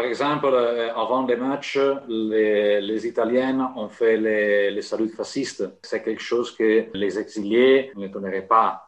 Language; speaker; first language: French; non-native, fluent; Italian